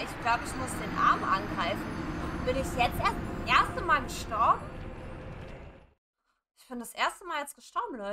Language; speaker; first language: German; native; German